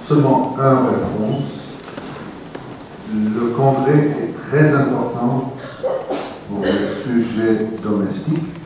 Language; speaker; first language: French; non-native, fluent; English